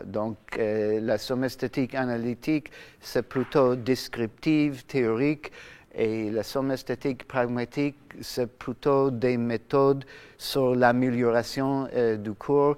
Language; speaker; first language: French; non-native, fluent; English